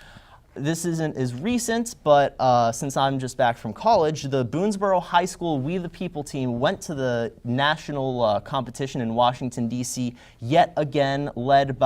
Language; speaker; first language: English; native; English